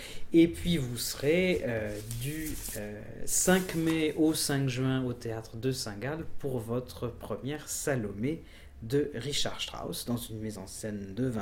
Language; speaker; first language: French; native; French